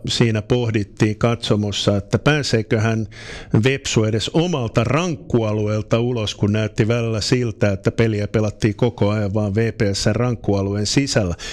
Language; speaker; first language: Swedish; native; Swedish